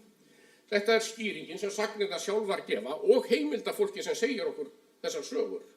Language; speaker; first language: Icelandic; native; Icelandic